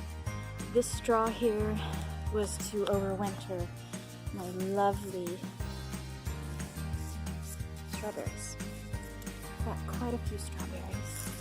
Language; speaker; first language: English; native; English